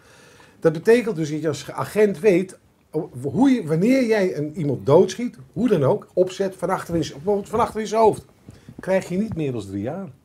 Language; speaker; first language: Dutch; native; Dutch